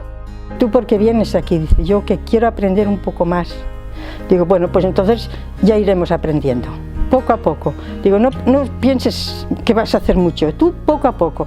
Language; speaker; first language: Spanish; native; Spanish